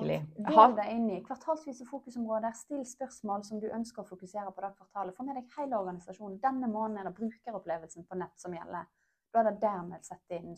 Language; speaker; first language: Norwegian; native; Norwegian